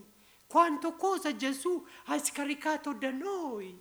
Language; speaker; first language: Italian; non-native, learner; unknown